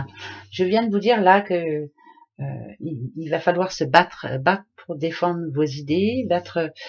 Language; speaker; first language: French; native; French